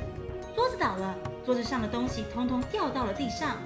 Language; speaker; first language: Chinese; native; Chinese